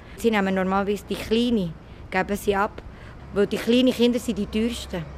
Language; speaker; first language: German; non-native, fluent; Spanish